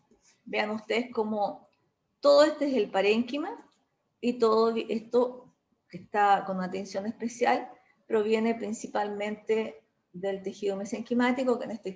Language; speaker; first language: Spanish; native; Spanish